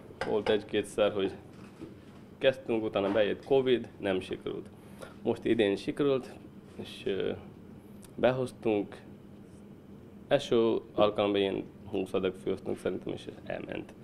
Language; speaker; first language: Hungarian; non-native, learner; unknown